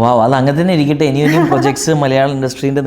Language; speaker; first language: Malayalam; native; Malayalam